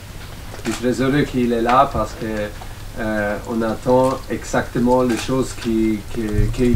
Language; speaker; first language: French; non-native, learner; German